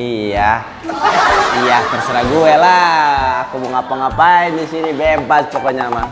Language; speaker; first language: Indonesian; native; Indonesian